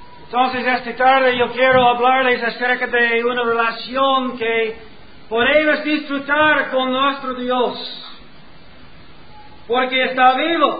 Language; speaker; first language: Spanish; non-native, learner; English